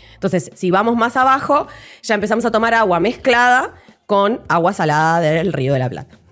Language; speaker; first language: Spanish; native; Spanish